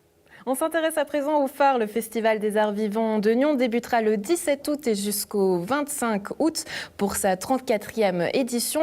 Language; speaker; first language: French; native; French